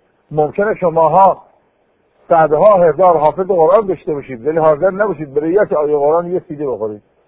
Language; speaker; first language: Persian; native; Persian